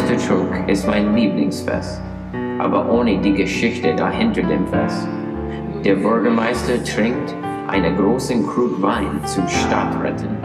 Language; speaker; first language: German; non-native, learner; English